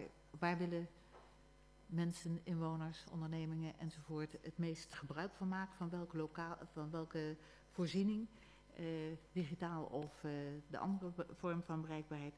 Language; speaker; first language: Dutch; native; Dutch